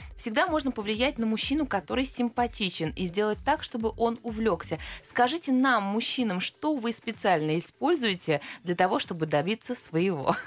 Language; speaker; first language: Russian; native; Russian